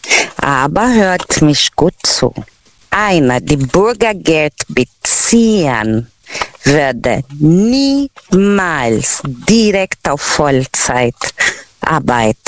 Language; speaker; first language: German; non-native, learner; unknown